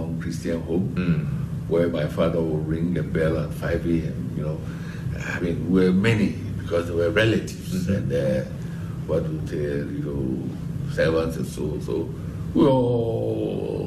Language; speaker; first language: English; non-native, local second language; Akan